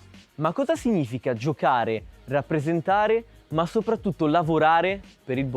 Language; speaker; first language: Italian; native; Italian